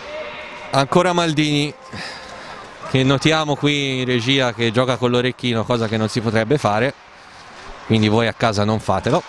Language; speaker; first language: Italian; native; Italian